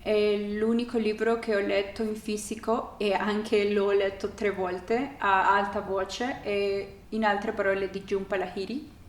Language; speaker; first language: Italian; non-native, learner; Spanish